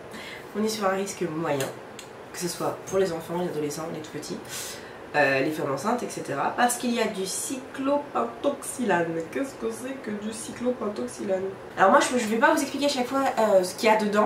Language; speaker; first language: French; native; French